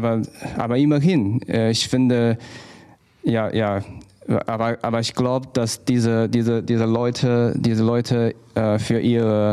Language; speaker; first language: German; non-native, fluent; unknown